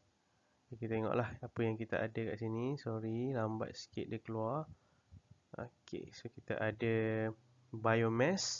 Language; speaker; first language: Malay; native; Malay